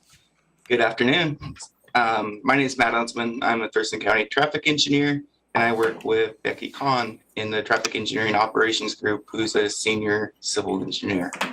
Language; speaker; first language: English; native; English